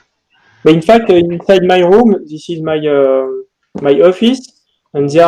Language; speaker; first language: English; non-native, learner; French